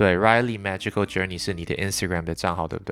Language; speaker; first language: Chinese; native; Chinese